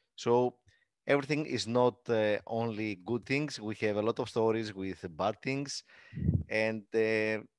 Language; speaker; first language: English; non-native, fluent; Greek